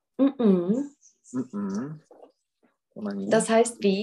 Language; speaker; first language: German; non-native, fluent; Czech